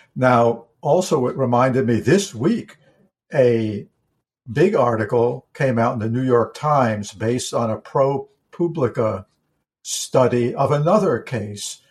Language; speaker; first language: English; native; English